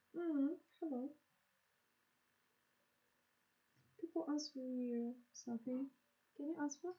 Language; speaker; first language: English; non-native, learner; Russian